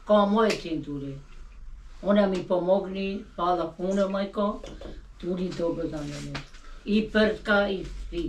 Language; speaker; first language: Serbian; non-native, local second language; Albanian